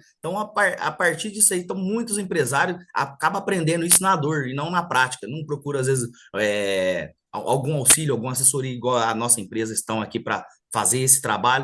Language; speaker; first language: Portuguese; native; Portuguese